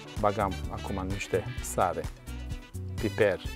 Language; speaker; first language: Romanian; non-native, learner; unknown